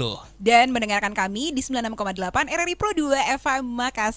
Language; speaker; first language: Indonesian; native; Indonesian